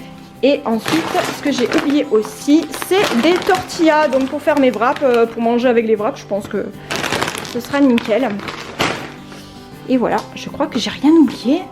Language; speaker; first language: French; native; French